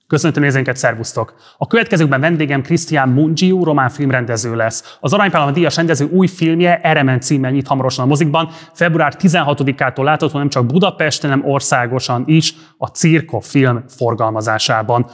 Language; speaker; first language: Hungarian; native; Hungarian